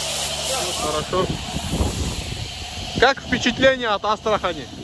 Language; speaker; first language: Russian; non-native, fluent; Turkish